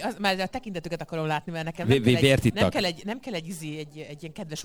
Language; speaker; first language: Hungarian; native; Hungarian